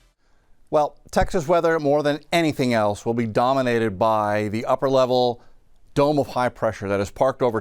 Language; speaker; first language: English; native; English